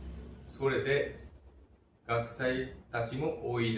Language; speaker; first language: Japanese; non-native, fluent; Bangla